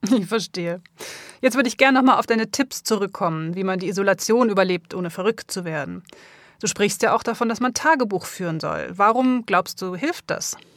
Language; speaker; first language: German; native; German